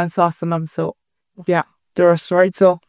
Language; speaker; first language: Irish; non-native, local second language; English